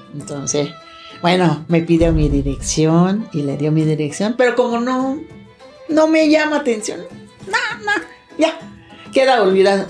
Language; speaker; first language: Spanish; non-native, learner; Thai